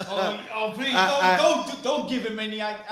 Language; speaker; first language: English; native; English